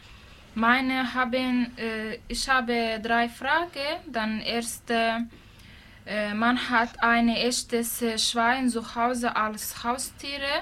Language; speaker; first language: German; non-native, learner; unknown